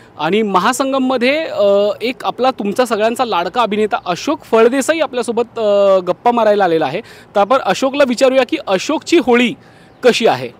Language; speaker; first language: Marathi; native; Marathi